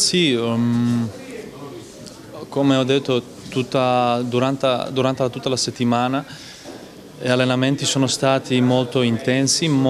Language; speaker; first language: Italian; non-native, fluent; Croatian